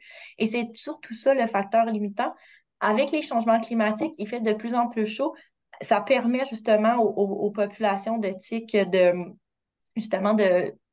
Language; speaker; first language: French; native; French